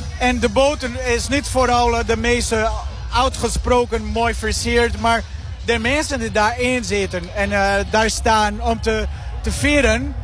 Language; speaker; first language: Dutch; non-native, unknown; Portuguese